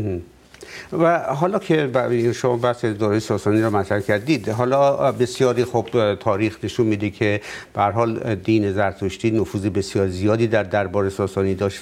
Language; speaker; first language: Persian; native; Persian